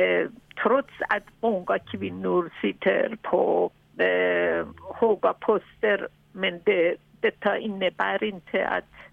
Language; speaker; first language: Swedish; non-native, fluent; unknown